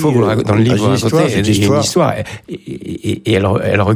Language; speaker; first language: French; native; French